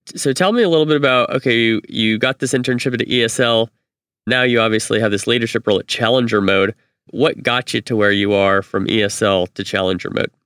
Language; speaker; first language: English; native; English